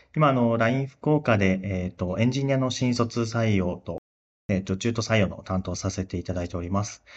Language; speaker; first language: Japanese; native; Japanese